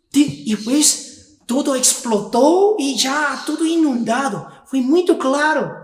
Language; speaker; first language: Portuguese; non-native, fluent; Spanish